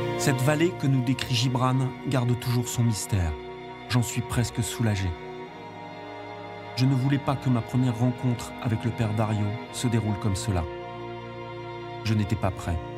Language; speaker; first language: French; native; French